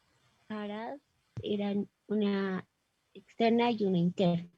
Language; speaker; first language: Spanish; native; Spanish